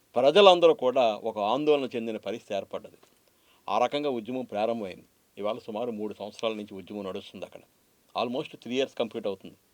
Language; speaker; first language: Telugu; native; Telugu